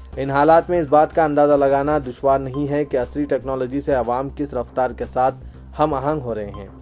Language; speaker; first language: Urdu; native; Urdu